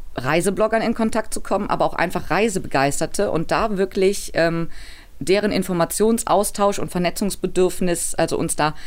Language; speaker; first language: German; native; German